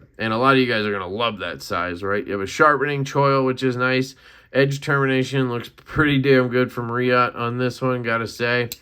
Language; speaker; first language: English; native; English